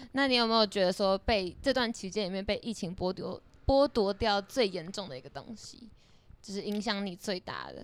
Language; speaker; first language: Chinese; native; Chinese